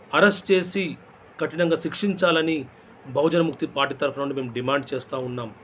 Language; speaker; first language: Telugu; native; Telugu